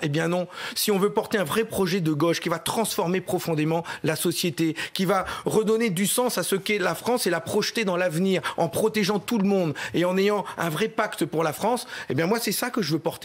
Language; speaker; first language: French; native; French